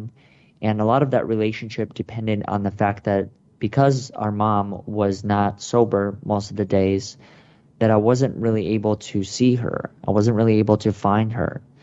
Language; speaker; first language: English; early bilingual, other home language; Russian